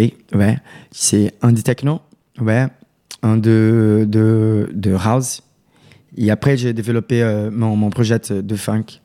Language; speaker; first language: French; non-native, learner; Portuguese